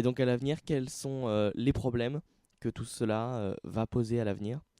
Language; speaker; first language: French; native; French